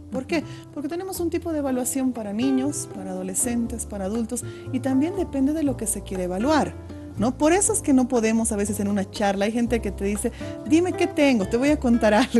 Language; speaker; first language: Spanish; native; Spanish